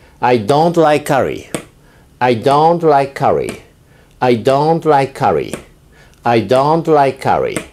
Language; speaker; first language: English; non-native, fluent; Japanese